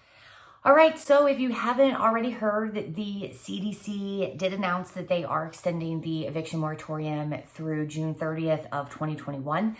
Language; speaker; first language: English; native; English